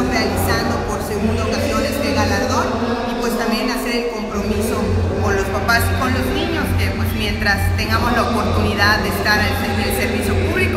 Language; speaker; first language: Spanish; native; Spanish